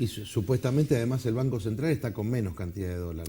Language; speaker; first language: Spanish; native; Spanish